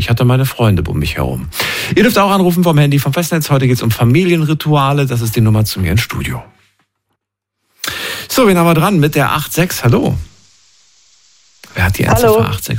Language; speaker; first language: German; native; German